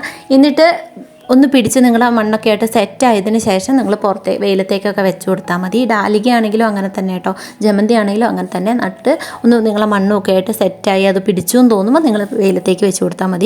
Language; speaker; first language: Malayalam; native; Malayalam